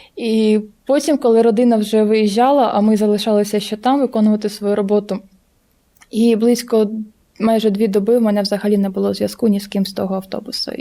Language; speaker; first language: Ukrainian; non-native, local second language; Russian